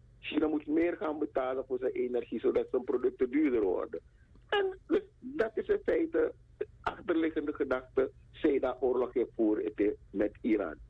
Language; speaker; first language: Dutch; native; Dutch